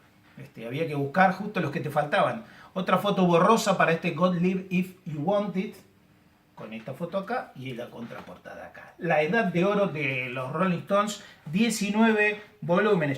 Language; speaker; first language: Spanish; native; Spanish